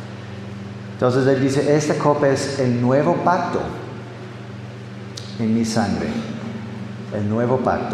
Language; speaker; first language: Spanish; non-native, fluent; English